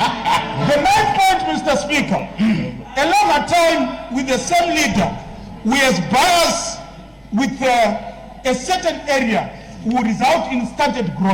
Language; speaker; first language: English; non-native, local second language; Shona